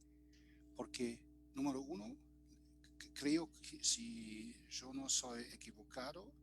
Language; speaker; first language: Spanish; non-native, fluent; German